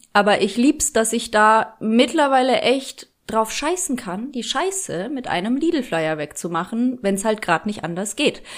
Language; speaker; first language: German; early bilingual, other home language; Polish